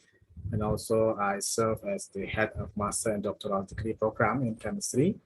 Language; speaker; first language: English; non-native, fluent; Indonesian